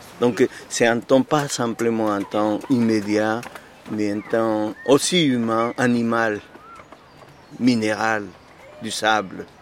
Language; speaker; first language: French; non-native, fluent; Spanish